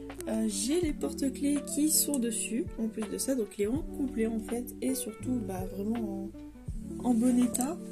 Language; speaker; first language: French; native; French